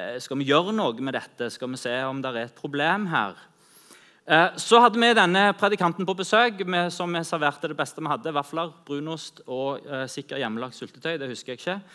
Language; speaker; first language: Norwegian; native; Norwegian